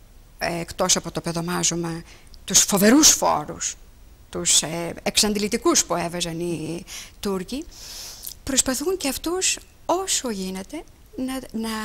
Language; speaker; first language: Greek; native; Greek